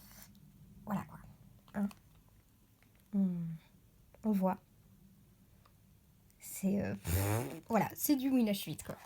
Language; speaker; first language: French; native; French